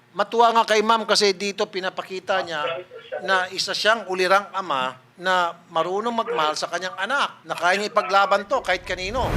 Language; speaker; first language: Filipino; native; Filipino